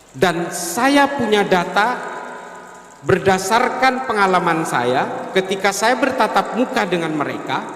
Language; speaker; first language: Indonesian; non-native, local second language; Madurese